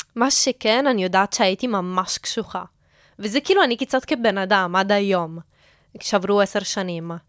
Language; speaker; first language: Hebrew; non-native, fluent; Italian